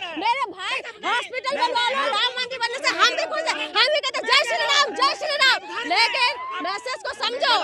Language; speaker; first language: Hindi; non-native, local second language; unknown